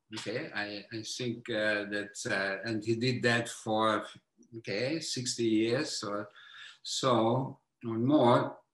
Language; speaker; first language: English; non-native, fluent; Hungarian